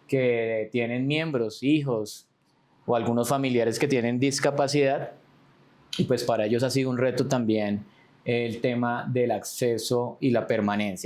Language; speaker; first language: Spanish; native; Spanish